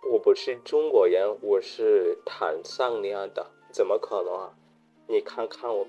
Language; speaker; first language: Chinese; non-native, fluent; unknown